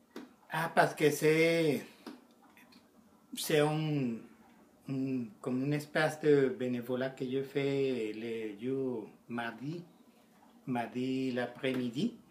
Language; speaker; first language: French; non-native, learner; Spanish